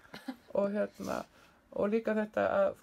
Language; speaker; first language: Icelandic; native; Icelandic